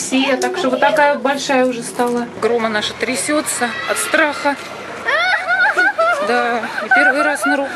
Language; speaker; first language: Russian; native; Russian